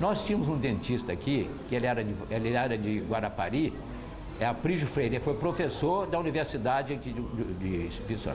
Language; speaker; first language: Portuguese; native; Portuguese